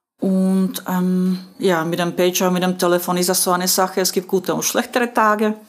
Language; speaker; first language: German; non-native, fluent; Slovak